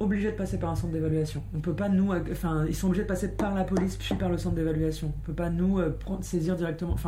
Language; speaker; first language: French; native; French